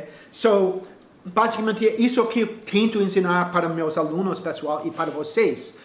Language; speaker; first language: Portuguese; non-native, fluent; English